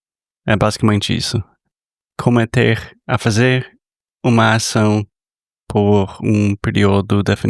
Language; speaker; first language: Portuguese; non-native, fluent; English